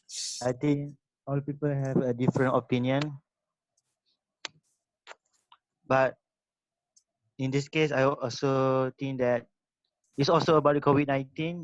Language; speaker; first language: English; non-native, local second language; Malay